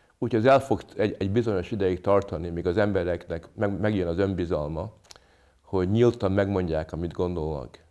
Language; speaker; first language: Hungarian; early bilingual, other home language; English